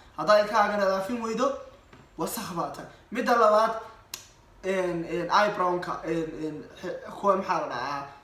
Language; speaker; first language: Somali; early bilingual, heritage; Somali